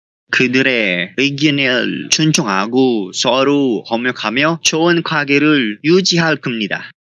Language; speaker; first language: Korean; non-native, fluent; Filipino